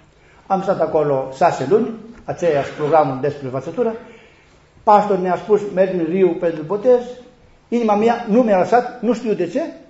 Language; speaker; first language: Romanian; non-native, learner; Greek